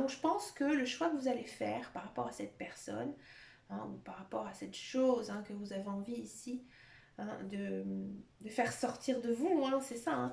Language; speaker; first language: French; native; French